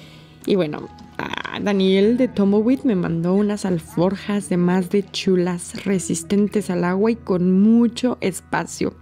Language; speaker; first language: Spanish; native; Spanish